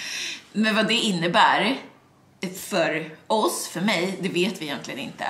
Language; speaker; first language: Swedish; native; Swedish